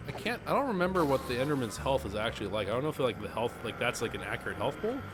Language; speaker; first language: English; native; English